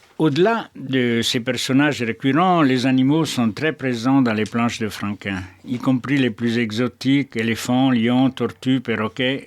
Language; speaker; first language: French; native; French